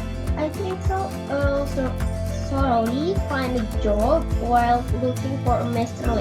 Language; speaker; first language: English; non-native, learner; Indonesian